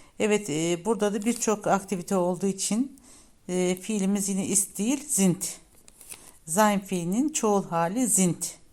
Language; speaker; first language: Turkish; native; Turkish